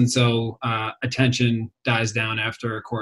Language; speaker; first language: English; native; English